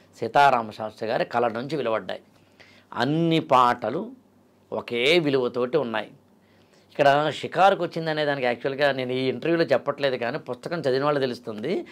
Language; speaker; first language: Telugu; native; Telugu